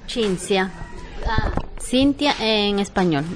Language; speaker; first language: Italian; non-native, learner; Spanish